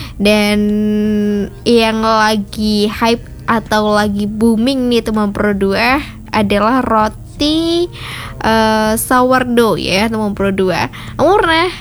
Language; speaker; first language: Indonesian; native; Indonesian